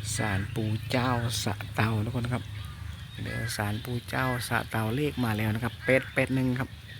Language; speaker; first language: Thai; native; Thai